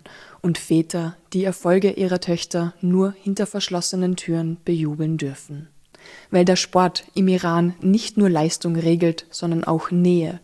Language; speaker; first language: German; native; German